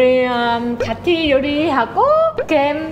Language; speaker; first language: Korean; non-native, learner; Vietnamese